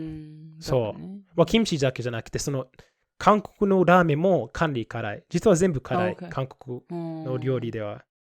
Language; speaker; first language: Japanese; non-native, fluent; English